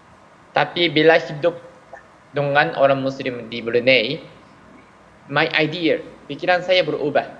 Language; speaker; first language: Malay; non-native, fluent; Japanese